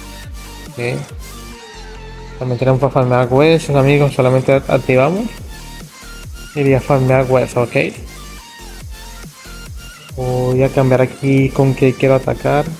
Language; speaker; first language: Spanish; non-native, fluent; Portuguese